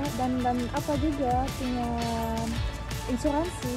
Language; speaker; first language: Indonesian; non-native, fluent; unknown